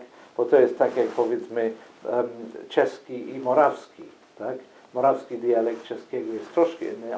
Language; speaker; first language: Polish; non-native, fluent; English